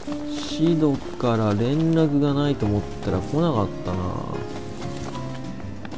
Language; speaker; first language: Japanese; native; Japanese